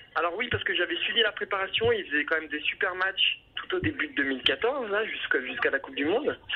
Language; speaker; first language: French; native; French